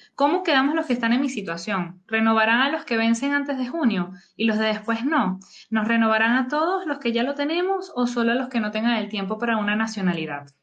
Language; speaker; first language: Spanish; native; Spanish